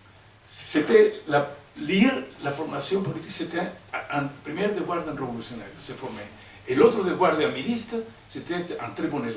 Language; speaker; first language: French; non-native, fluent; Spanish